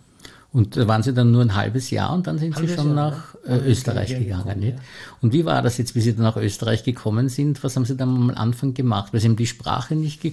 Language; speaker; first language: German; native; German